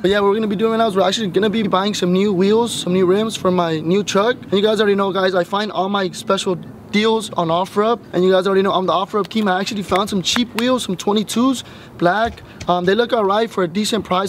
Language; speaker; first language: English; early bilingual, other home language; Spanish